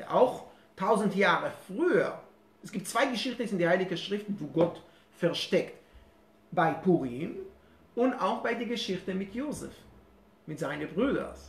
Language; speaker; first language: German; non-native, fluent; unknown